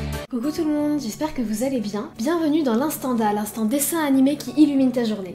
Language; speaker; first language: French; native; French